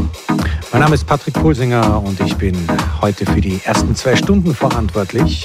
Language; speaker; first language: German; native; German